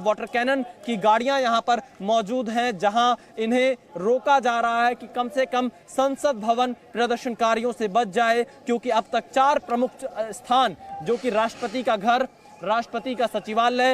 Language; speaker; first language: Hindi; native; Hindi